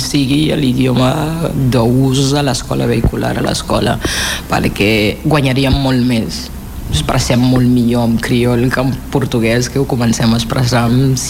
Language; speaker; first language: Catalan; non-native, fluent; Kabuverdianu